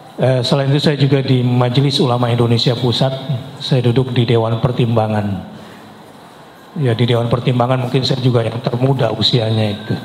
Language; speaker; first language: Indonesian; native; Indonesian